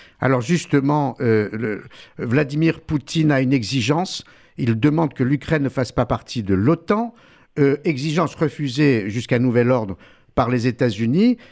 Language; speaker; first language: French; native; French